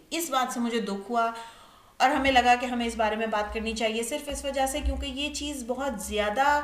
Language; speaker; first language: Urdu; native; Urdu